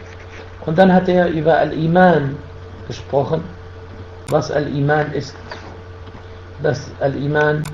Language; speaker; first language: German; non-native, fluent; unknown